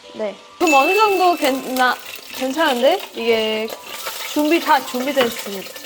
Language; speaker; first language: Korean; non-native, fluent; Persian